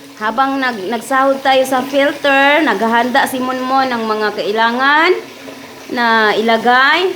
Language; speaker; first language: Filipino; non-native, local second language; Cebuano